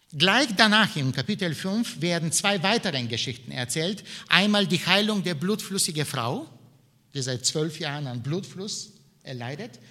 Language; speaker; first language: German; non-native, fluent; Bulgarian